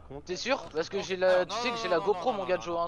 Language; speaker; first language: French; native; French